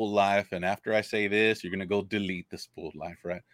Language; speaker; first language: English; native; English